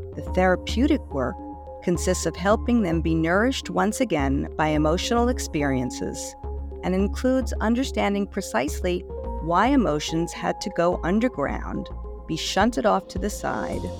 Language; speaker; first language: English; native; English